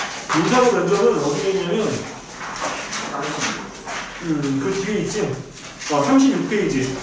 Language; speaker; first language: Korean; native; Korean